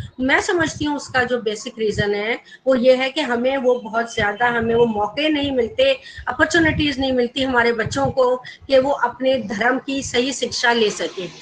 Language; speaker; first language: Urdu; non-native, local second language; Gujarati